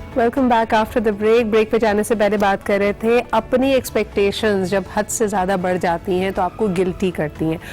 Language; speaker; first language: Urdu; native; Urdu